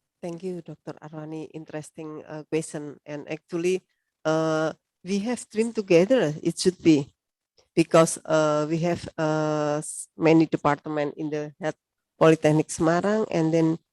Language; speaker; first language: English; non-native, learner; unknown